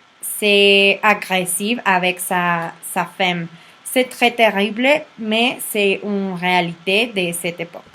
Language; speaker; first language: French; non-native, learner; Spanish